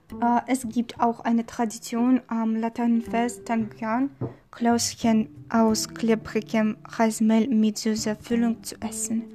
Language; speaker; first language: German; non-native, learner; Chinese